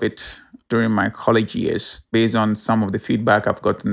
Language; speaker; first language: English; non-native, local second language; Ewe